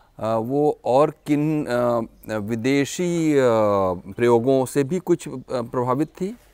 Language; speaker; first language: Hindi; native; Hindi